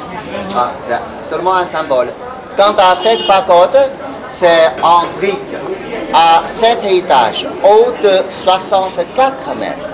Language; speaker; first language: French; non-native, fluent; Chinese